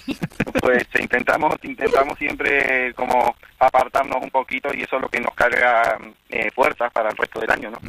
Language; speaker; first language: Spanish; native; Spanish